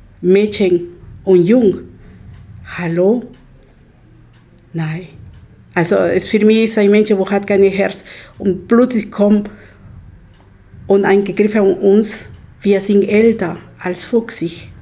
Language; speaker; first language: German; non-native, learner; Spanish